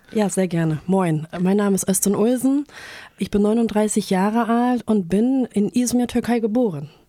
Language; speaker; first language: German; early bilingual, other home language; Turkish